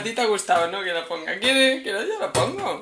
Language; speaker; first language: Spanish; native; Spanish